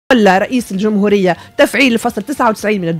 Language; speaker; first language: Arabic; native; Arabic